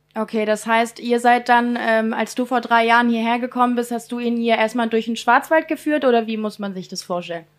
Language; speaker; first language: German; native; German